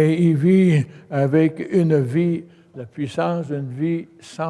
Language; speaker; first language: French; native; French